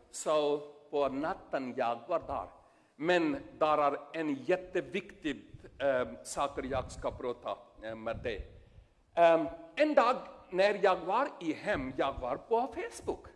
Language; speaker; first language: Swedish; non-native, learner; Urdu